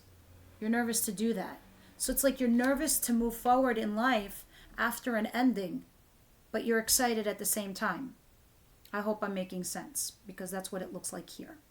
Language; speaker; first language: English; native; English